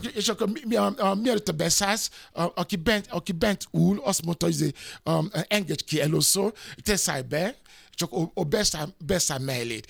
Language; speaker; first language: Hungarian; non-native, learner; Yoruba